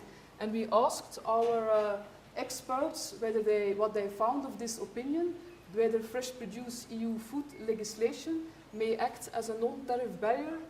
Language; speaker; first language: English; non-native, fluent; Dutch